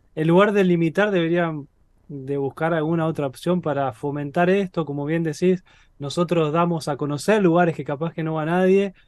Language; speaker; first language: Spanish; native; Spanish